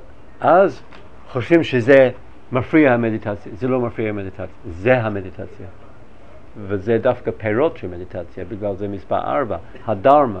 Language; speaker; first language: Hebrew; non-native, fluent; English